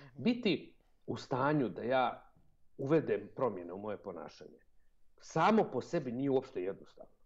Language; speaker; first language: Serbian; native; Serbian